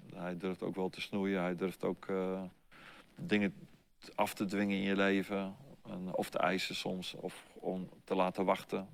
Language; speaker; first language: Dutch; native; Dutch